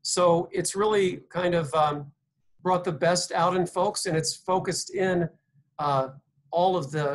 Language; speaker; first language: English; native; English